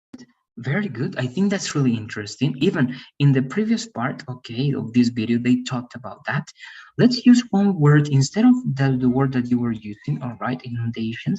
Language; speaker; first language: English; non-native, fluent; Spanish